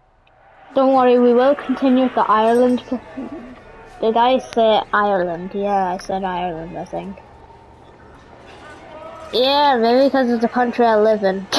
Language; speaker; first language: English; native; English